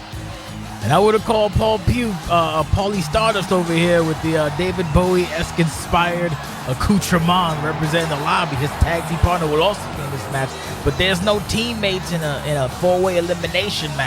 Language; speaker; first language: English; native; English